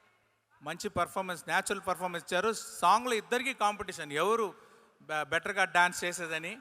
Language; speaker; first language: Telugu; non-native, learner; Tamil